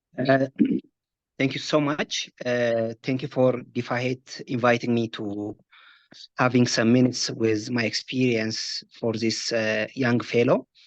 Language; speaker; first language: English; non-native, local second language; Amharic